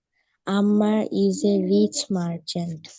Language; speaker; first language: English; non-native, learner; Bangla